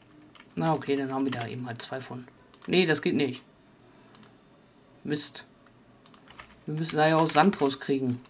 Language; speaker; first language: German; native; German